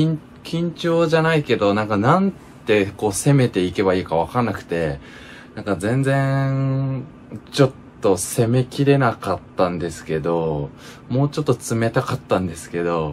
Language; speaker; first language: Japanese; native; Japanese